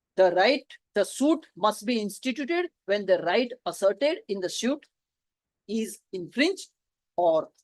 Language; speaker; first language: English; non-native, local second language; Gujarati